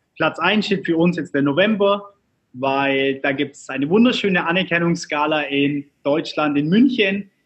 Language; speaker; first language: German; early bilingual, other home language; Turkish